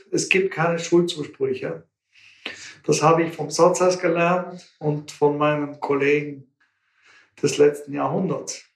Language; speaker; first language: German; native; German